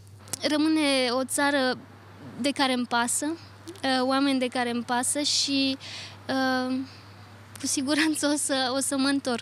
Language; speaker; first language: Romanian; early bilingual, other home language; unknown